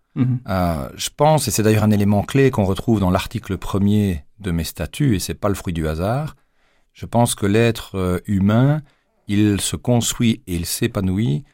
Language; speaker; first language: French; native; French